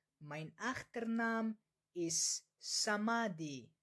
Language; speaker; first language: Dutch; non-native, learner; Arabic